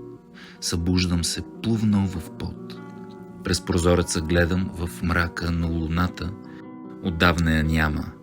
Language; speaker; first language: Bulgarian; native; Bulgarian